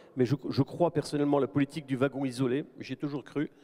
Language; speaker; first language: French; native; French